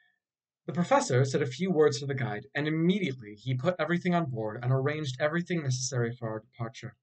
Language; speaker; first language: English; native; English